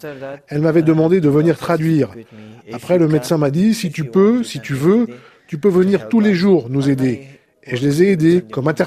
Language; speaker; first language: French; non-native, fluent; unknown